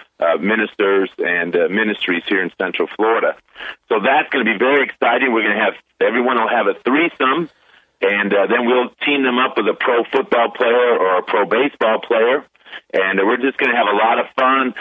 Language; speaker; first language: English; native; English